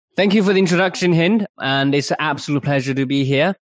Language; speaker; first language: English; early bilingual, other home language; Chinese